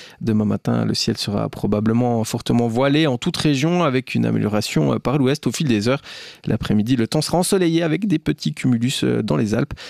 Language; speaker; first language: French; native; French